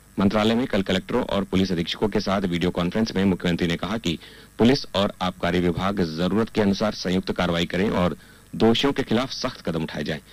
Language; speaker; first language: Hindi; native; Hindi